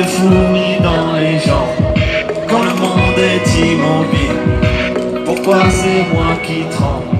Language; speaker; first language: French; native; French